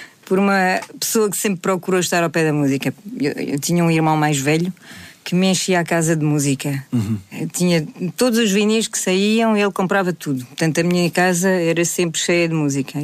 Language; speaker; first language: Portuguese; native; Portuguese